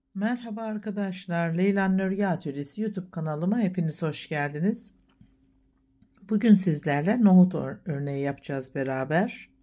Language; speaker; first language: Turkish; native; Turkish